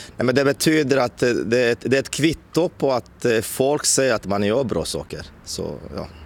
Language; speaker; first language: Swedish; non-native, fluent; Rundi